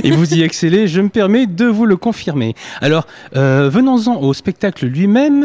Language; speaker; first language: French; native; French